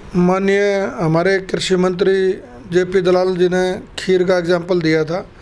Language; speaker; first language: Hindi; native; Hindi